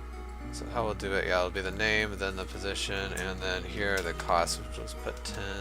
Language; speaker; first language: English; native; English